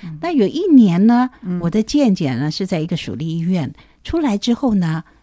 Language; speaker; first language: Chinese; native; Chinese